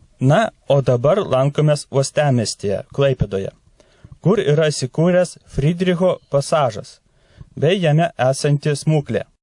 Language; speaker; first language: Lithuanian; native; Lithuanian